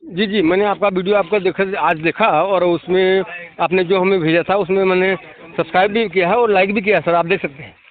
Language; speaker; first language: Hindi; native; Hindi